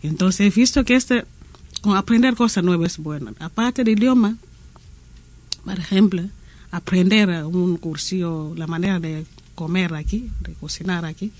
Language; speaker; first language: Spanish; non-native, learner; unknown